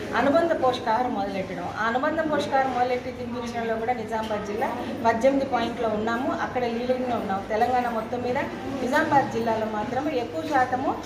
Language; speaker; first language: Telugu; native; Telugu